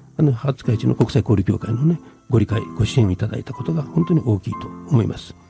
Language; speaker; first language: Japanese; native; Japanese